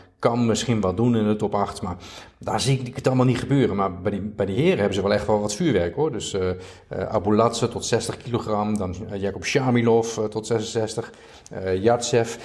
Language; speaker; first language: Dutch; native; Dutch